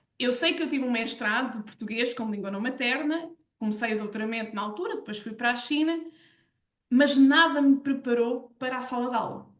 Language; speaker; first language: Portuguese; native; Portuguese